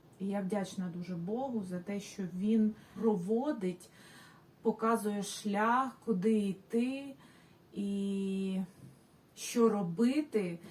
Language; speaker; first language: Ukrainian; non-native, local second language; Russian